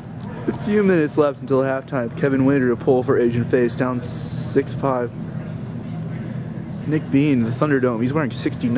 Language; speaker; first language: English; native; English